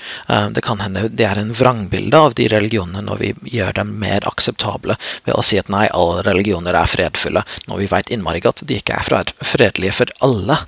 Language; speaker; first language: Norwegian; non-native, fluent; English